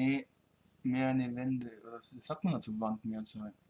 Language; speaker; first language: German; native; German